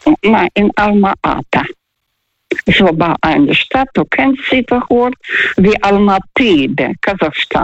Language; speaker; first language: German; non-native, fluent; Russian